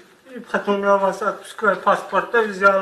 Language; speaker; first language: Russian; non-native, learner; Tajik